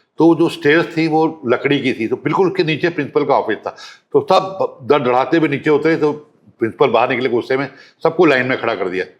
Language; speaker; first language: Hindi; native; Hindi